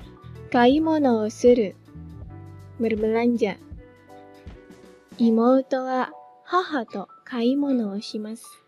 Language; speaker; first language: Japanese; non-native, fluent; Indonesian